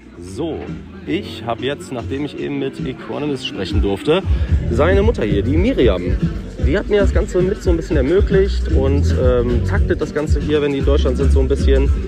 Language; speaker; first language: German; native; German